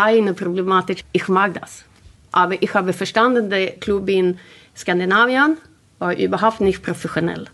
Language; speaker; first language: German; non-native, learner; Swedish